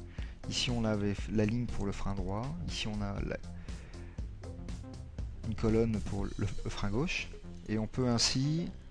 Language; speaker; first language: French; native; French